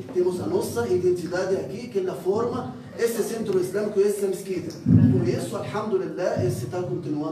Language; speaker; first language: Portuguese; non-native, fluent; Arabic